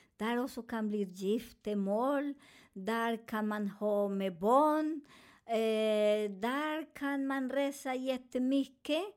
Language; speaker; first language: Swedish; non-native, learner; Spanish